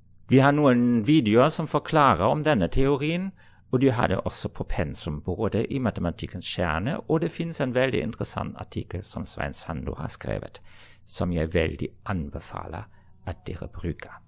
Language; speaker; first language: Norwegian; non-native, fluent; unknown